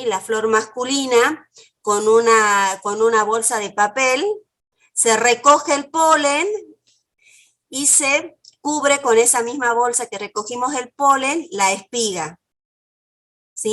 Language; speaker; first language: Spanish; native; Spanish